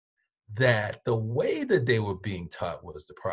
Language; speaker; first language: English; native; English